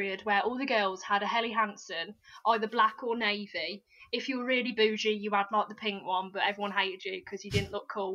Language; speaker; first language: English; native; English